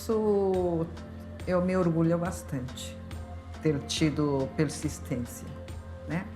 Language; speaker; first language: Portuguese; non-native, fluent; Korean